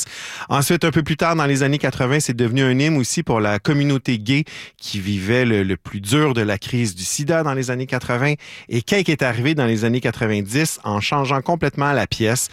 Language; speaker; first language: French; native; French